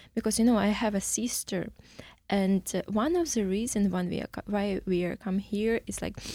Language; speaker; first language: English; non-native, learner; Ukrainian